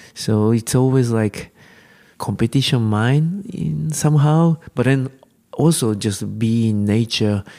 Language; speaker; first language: English; non-native, learner; Japanese